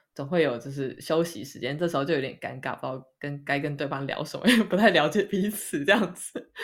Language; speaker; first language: Chinese; native; Chinese